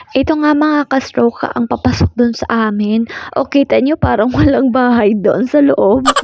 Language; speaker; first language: Filipino; non-native, local second language; Waray